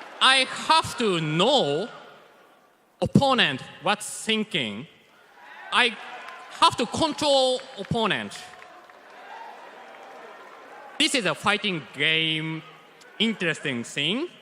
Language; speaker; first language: English; non-native, learner; Japanese